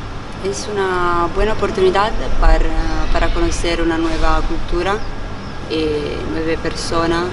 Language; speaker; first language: Spanish; non-native, learner; Italian